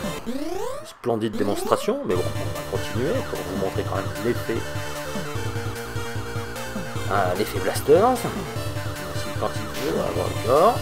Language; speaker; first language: French; native; French